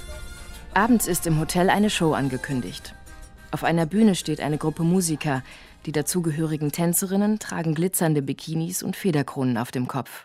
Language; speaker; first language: German; native; German